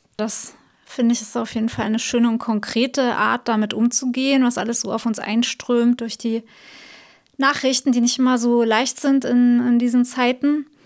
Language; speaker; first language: German; native; German